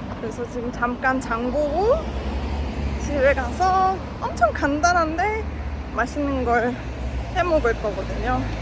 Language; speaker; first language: Korean; non-native, fluent; Turkish